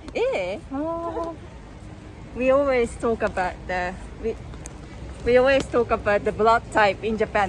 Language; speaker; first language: English; non-native, fluent; Japanese